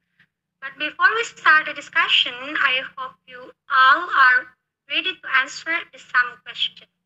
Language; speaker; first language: English; non-native, learner; Indonesian